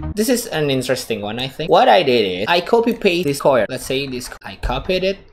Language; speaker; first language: English; non-native, fluent; Indonesian